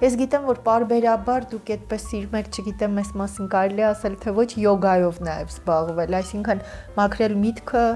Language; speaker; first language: Armenian; native; Armenian